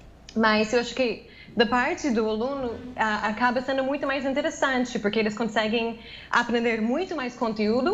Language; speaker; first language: Portuguese; non-native, fluent; English